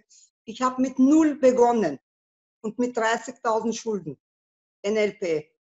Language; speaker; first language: German; non-native, learner; Turkish